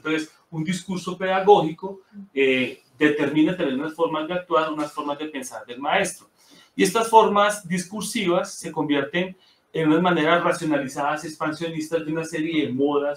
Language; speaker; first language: Spanish; native; Spanish